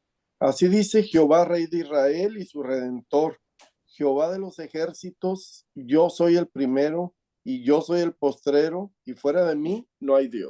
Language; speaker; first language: Spanish; native; Spanish